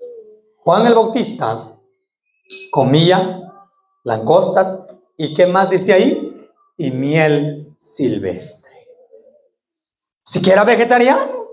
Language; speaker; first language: Spanish; native; Spanish